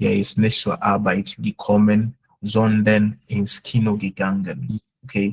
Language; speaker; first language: German; non-native, fluent; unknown